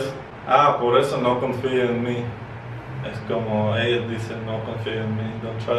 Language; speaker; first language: Spanish; non-native, fluent; Russian